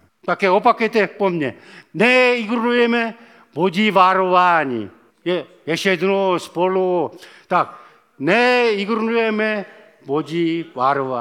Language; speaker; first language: Czech; non-native, fluent; Korean